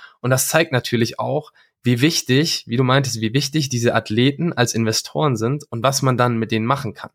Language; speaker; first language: German; native; German